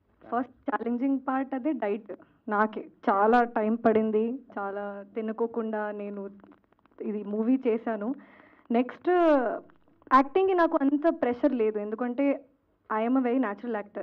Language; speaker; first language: Telugu; non-native, local second language; Hindi